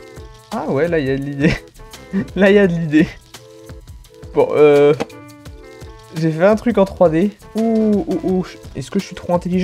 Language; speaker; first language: French; native; French